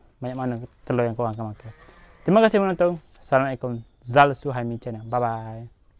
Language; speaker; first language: Malay; native; Malay